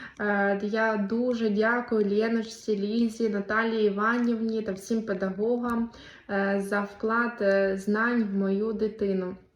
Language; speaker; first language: Ukrainian; native; Ukrainian